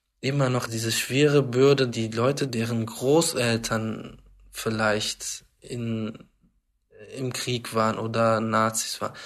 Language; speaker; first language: German; early bilingual, heritage; German